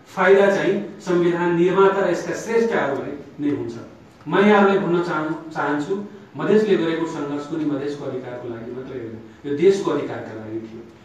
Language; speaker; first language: Nepali; non-native, local second language; Maithili